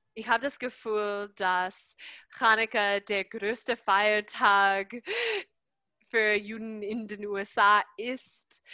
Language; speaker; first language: German; non-native, fluent; English